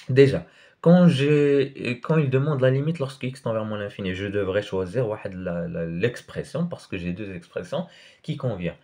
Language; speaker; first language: French; non-native, local second language; Arabic